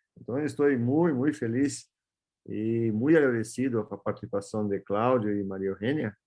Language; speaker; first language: Spanish; non-native, fluent; Portuguese